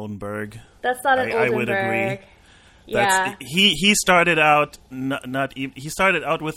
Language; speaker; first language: English; non-native, fluent; German